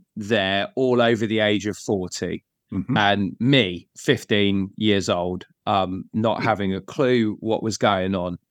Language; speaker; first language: English; native; English